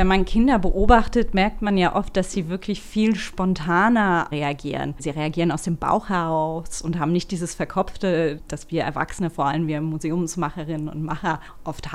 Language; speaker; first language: German; native; German